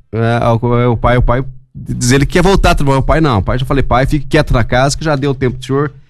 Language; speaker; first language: Portuguese; native; Portuguese